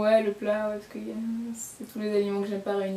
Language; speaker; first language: French; native; French